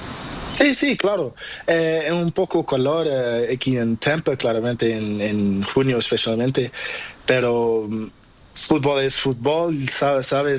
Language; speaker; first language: Spanish; non-native, learner; Portuguese